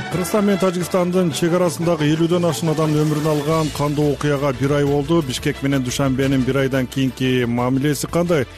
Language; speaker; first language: Kyrgyz; native; Kyrgyz